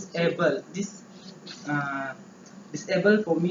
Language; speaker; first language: English; non-native, learner; Malay